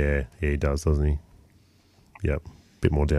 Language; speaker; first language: English; native; English